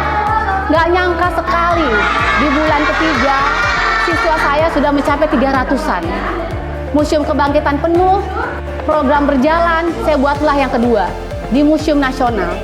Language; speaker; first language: Indonesian; native; Indonesian